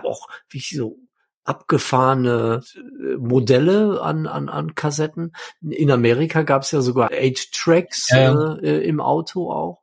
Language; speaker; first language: German; native; German